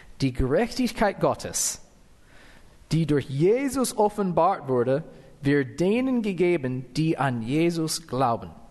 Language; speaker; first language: German; non-native, fluent; English